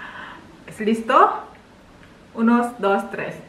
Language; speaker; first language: Spanish; non-native, learner; Indonesian